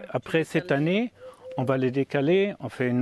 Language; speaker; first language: French; non-native, learner; German